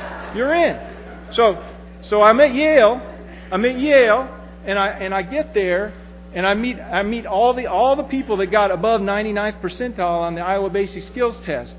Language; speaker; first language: English; native; English